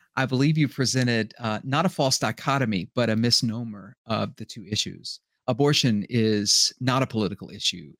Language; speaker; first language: English; native; English